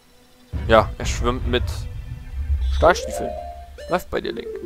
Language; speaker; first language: German; native; German